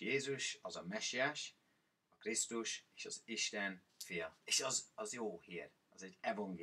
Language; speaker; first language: Hungarian; non-native, learner; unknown